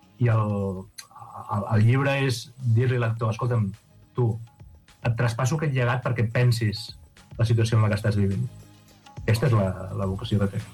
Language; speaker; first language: Catalan; native; Catalan